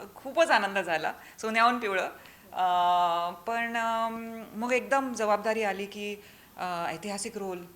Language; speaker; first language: Marathi; native; Marathi